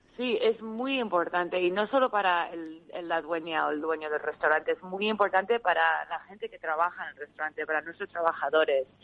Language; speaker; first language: Spanish; early bilingual, heritage; Spanish